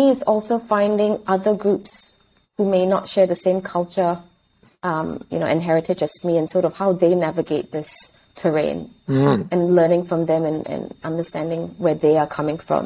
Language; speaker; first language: English; native; English